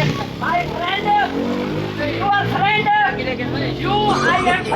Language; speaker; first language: English; non-native, learner; Saraiki